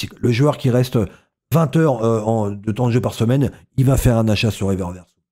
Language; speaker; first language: French; native; French